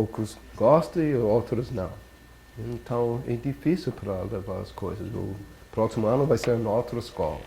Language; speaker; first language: Portuguese; non-native, learner; English